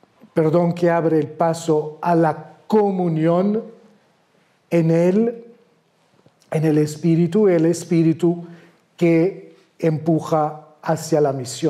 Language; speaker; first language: Spanish; non-native, fluent; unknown